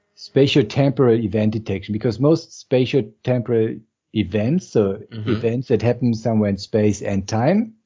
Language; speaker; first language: English; non-native, fluent; German